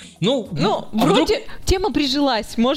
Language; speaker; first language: Russian; native; Russian